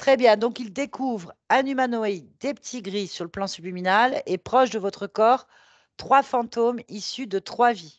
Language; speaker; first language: French; native; French